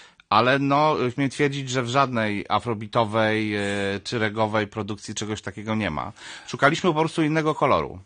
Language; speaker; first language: Polish; native; Polish